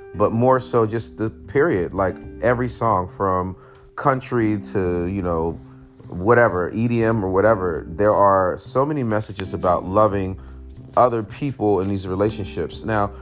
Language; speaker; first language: English; native; English